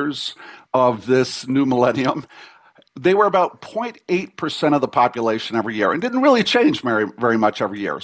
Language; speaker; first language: English; native; English